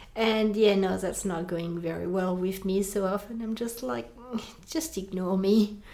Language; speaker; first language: English; non-native, fluent; French